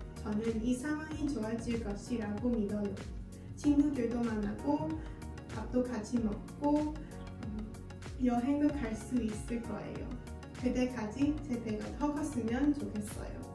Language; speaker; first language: Korean; non-native, learner; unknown